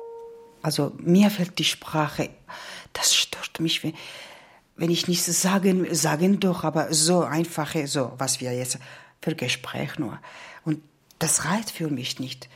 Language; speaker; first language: German; non-native, learner; Georgian